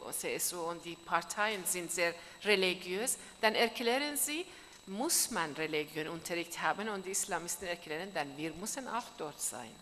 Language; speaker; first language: German; non-native, learner; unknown